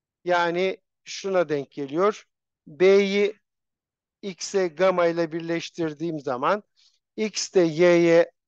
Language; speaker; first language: Turkish; native; Turkish